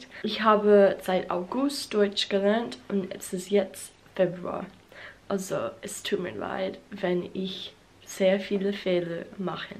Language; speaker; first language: German; non-native, learner; English